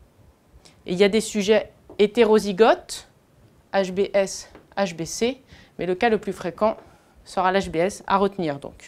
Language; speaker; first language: French; native; French